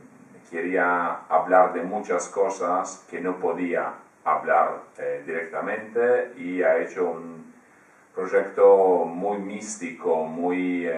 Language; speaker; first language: Spanish; non-native, fluent; Polish